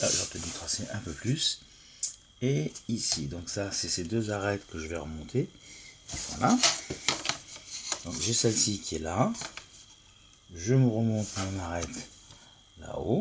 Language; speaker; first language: French; native; French